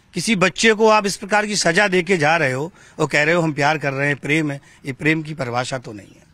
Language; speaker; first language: Hindi; native; Hindi